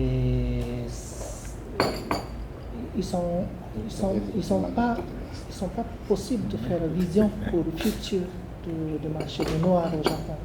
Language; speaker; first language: French; non-native, learner; Japanese